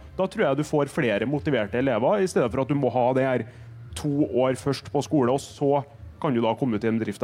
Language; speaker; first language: Norwegian; native; Norwegian